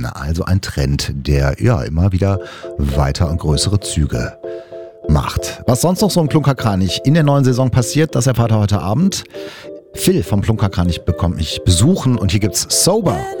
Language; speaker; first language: German; native; German